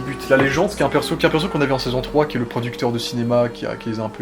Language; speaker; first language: French; native; French